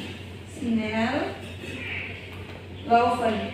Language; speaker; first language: German; non-native, learner; Indonesian